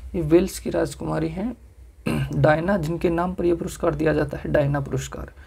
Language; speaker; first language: Hindi; native; Hindi